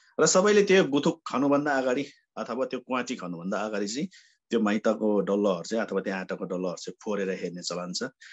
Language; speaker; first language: Nepali; non-native, local second language; Sherpa